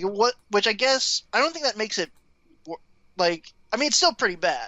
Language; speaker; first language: English; native; English